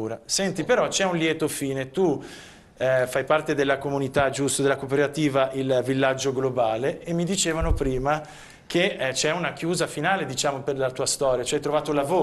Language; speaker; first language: Italian; native; Italian